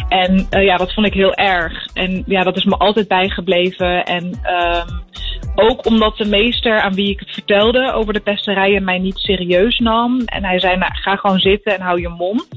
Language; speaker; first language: Dutch; early bilingual, other home language; Arabic